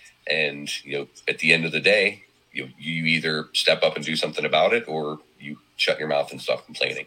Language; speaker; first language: English; native; English